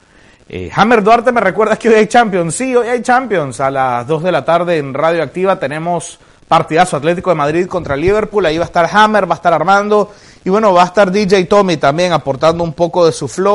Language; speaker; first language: Spanish; native; Spanish